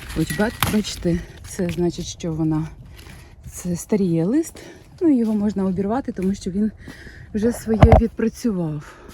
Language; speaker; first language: Ukrainian; native; Ukrainian